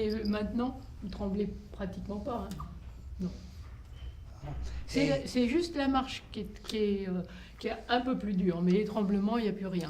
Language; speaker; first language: French; native; French